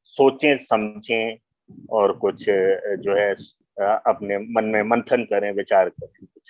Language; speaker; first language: Hindi; native; Hindi